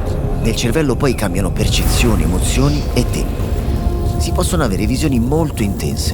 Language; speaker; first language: Italian; native; Italian